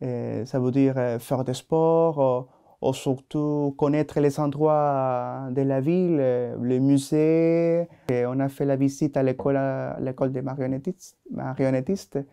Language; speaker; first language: French; non-native, learner; Spanish